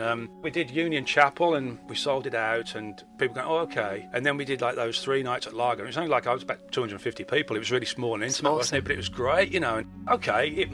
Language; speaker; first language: English; native; English